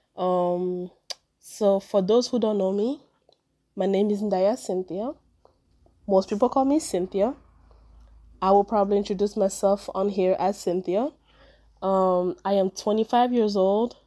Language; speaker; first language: English; early bilingual, other home language; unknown